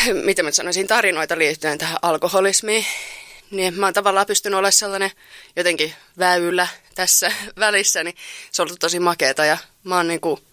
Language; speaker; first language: Finnish; native; Finnish